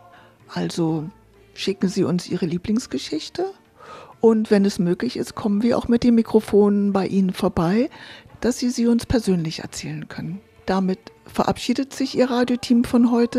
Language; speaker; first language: German; native; German